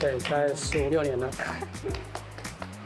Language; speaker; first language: Chinese; native; Chinese